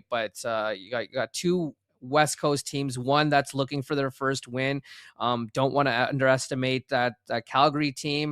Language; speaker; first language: English; native; English